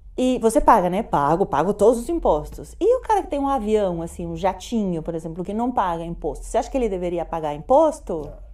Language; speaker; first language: Portuguese; non-native, fluent; Spanish